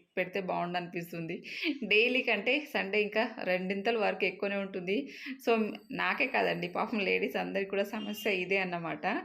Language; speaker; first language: Telugu; non-native, local second language; Lambadi